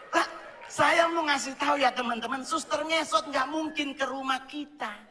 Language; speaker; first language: Indonesian; native; Indonesian